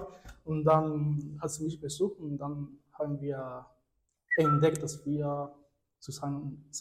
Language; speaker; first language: German; non-native, fluent; Spanish